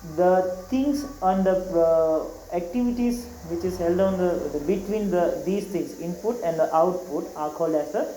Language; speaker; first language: English; non-native, local second language; Tamil